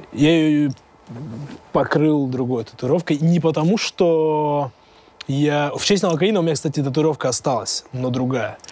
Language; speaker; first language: Russian; native; Russian